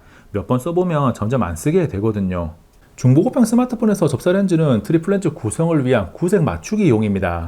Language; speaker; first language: Korean; native; Korean